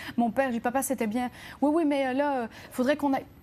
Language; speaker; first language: French; native; French